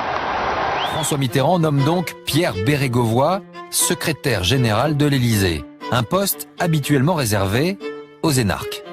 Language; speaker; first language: French; native; French